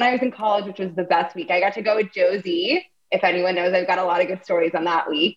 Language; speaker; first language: English; native; English